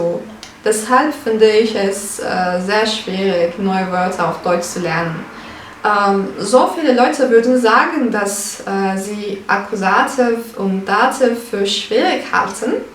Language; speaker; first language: German; non-native, fluent; Turkish